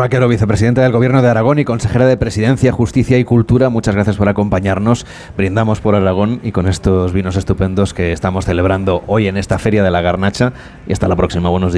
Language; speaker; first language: Spanish; native; Spanish